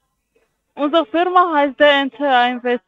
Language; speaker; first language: German; non-native, learner; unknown